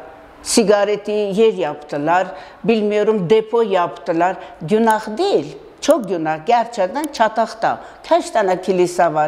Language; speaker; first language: Turkish; non-native, learner; Armenian